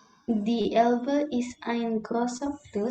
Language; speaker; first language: German; non-native, learner; Indonesian